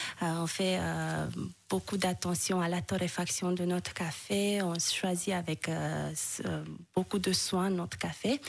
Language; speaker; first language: French; non-native, fluent; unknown